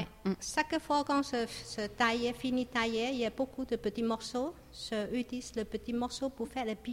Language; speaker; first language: French; non-native, learner; Chinese